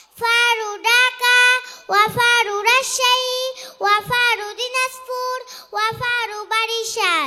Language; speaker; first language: Arabic; non-native, learner; Bangla